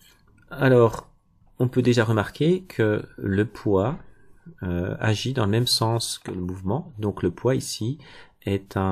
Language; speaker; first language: French; native; French